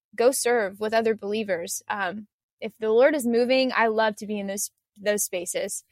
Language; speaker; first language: English; native; English